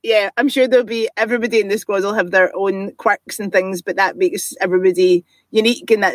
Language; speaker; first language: English; native; English